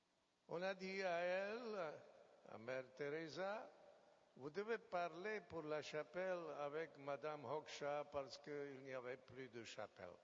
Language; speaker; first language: French; non-native, fluent; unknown